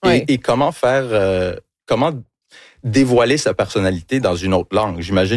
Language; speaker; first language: French; early bilingual, other home language; English